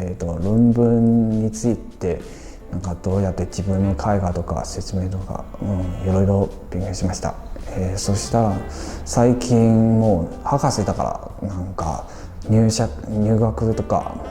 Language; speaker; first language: Japanese; non-native, fluent; Chinese